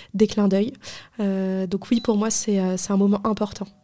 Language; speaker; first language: French; native; French